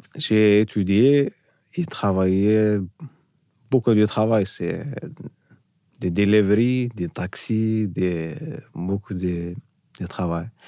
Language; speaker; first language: French; non-native, learner; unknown